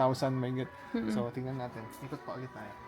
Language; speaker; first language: Filipino; native; Filipino